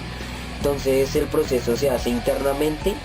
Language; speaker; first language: Spanish; native; Spanish